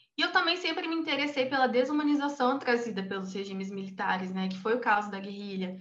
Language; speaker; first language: Portuguese; native; Portuguese